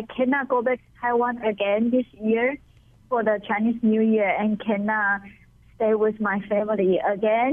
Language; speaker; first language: English; non-native, fluent; Chinese